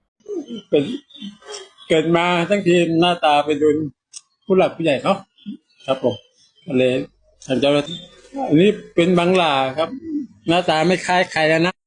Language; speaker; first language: Thai; native; Thai